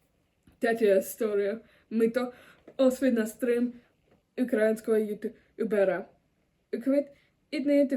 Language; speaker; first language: Ukrainian; non-native, learner; German